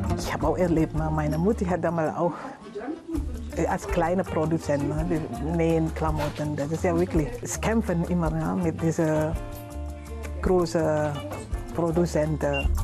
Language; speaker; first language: German; non-native, learner; Indonesian